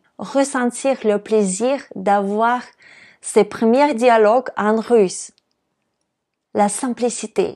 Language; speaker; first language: French; non-native, fluent; Russian